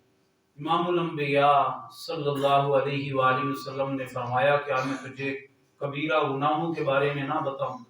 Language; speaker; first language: Urdu; native; Urdu